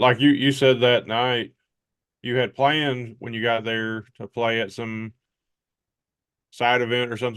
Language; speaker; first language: English; native; English